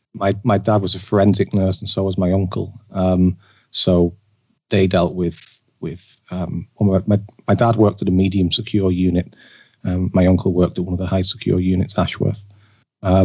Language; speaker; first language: English; native; English